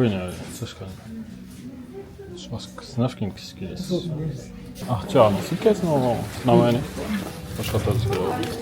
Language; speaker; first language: Japanese; non-native, fluent; French